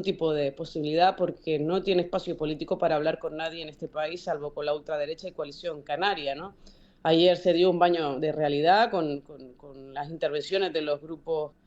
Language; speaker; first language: Spanish; native; Spanish